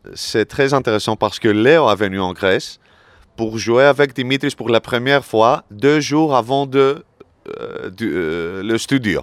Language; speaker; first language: French; non-native, learner; Greek